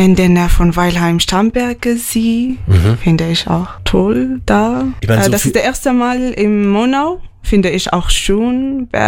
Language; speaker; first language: German; non-native, learner; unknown